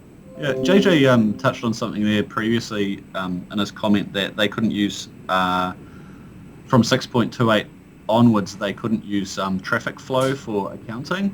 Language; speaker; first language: English; native; English